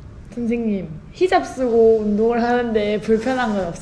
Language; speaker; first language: Korean; native; Korean